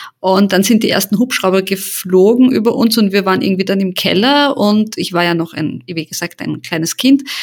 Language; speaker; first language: German; early bilingual, other home language; Bosnian